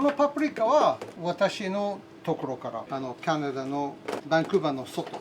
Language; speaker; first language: Japanese; non-native, learner; English